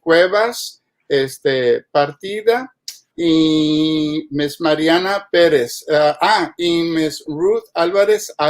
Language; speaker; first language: Spanish; early bilingual, heritage; Spanish